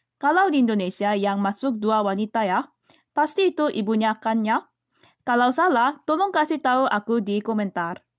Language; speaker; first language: Indonesian; non-native, fluent; Korean